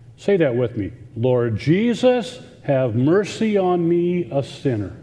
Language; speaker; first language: English; native; English